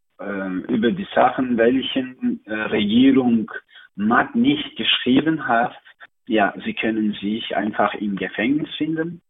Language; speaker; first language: German; non-native, learner; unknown